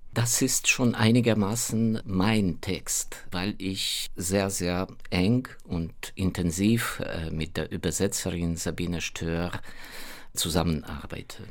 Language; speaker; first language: German; non-native, fluent; Ukrainian